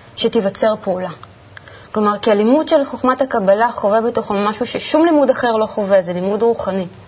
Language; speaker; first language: Hebrew; native; Hebrew